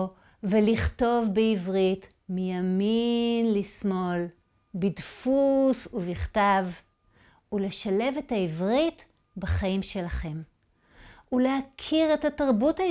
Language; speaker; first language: Hebrew; native; Hebrew